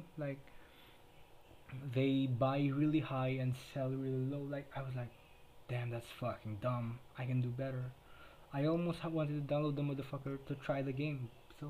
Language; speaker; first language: English; non-native, local second language; Filipino